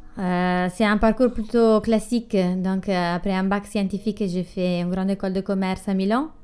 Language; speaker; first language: French; non-native, fluent; Italian